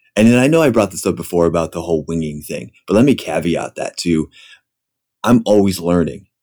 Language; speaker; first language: English; native; English